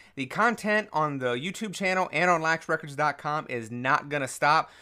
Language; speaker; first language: English; native; English